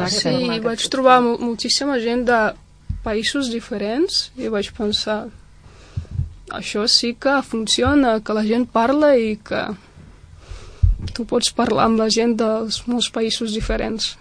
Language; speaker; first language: Catalan; non-native, fluent; Russian